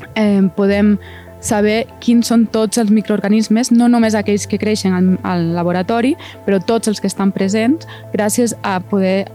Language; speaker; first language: Catalan; native; Catalan